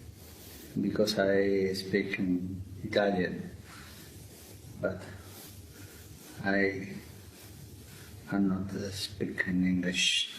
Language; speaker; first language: English; non-native, learner; Italian